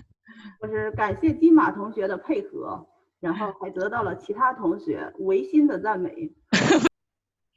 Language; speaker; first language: Chinese; native; Chinese